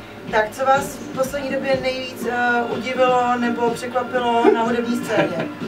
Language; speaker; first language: Czech; native; Czech